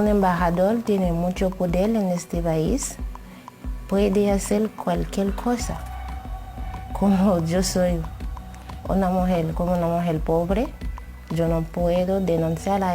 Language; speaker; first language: Spanish; non-native, learner; Haitian Creole